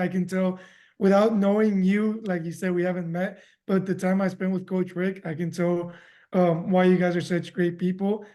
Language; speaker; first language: English; early bilingual, other home language; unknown